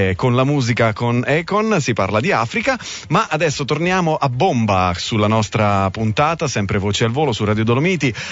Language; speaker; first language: Italian; native; Italian